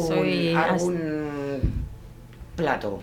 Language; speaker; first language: Spanish; native; Spanish